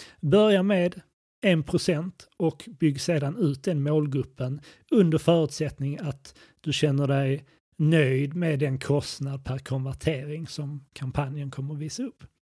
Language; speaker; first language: Swedish; native; Swedish